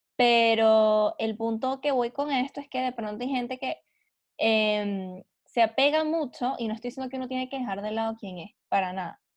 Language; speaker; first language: Spanish; native; Spanish